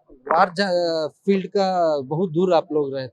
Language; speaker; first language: Hindi; non-native, local second language; Kannada